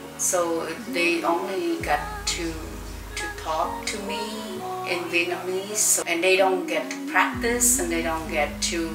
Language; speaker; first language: English; early bilingual, other home language; Vietnamese